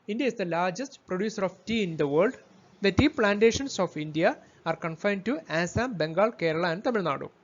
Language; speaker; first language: English; non-native, local second language; Malayalam